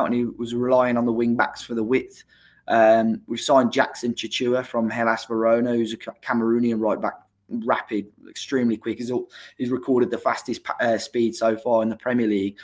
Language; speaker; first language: English; native; English